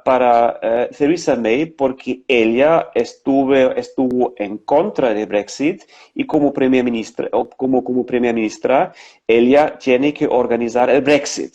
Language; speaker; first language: Spanish; non-native, fluent; German